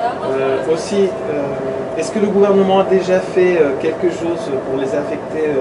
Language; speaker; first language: French; non-native, learner; Spanish